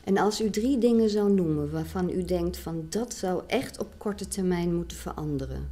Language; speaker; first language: Dutch; native; Dutch